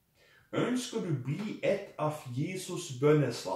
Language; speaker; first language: Swedish; non-native, fluent; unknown